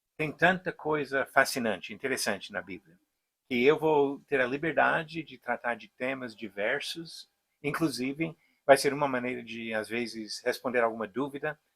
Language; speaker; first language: Portuguese; non-native, fluent; English